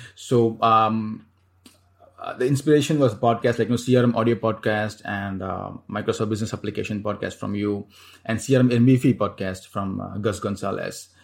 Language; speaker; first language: English; non-native, local second language; Tamil